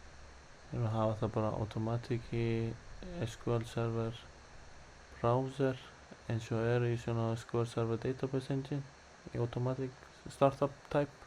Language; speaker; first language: Icelandic; non-native, learner; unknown